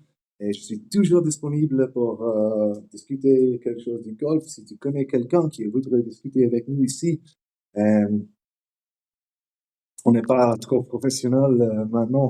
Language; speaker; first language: French; non-native, learner; English